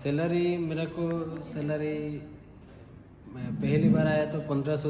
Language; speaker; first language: Hindi; non-native, learner; Bangla